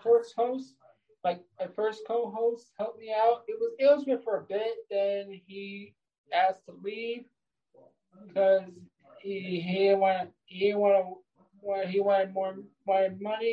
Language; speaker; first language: English; native; English